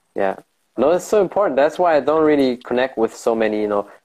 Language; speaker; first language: English; early bilingual, heritage; German